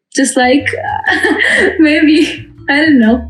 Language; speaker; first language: English; non-native, fluent; Russian